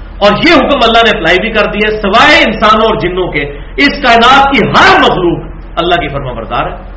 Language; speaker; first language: Urdu; non-native, local second language; Punjabi